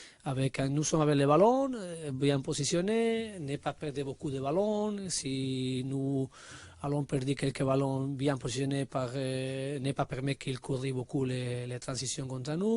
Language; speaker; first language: French; non-native, learner; Spanish